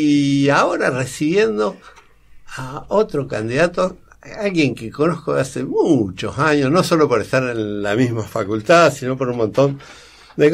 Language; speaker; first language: Spanish; native; Spanish